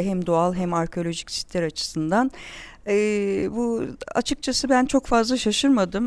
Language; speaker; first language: Turkish; native; Turkish